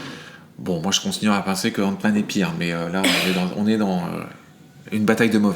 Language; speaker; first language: French; native; French